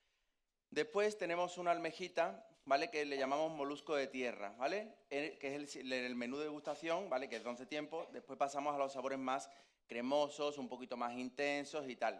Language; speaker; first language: Spanish; native; Spanish